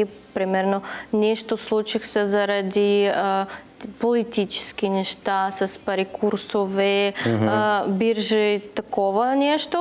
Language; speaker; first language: Bulgarian; non-native, learner; Russian